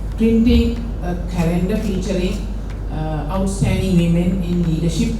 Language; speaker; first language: English; non-native, local second language; Sinhala